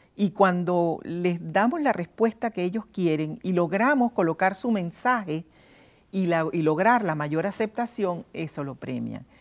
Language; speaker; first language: Spanish; native; Spanish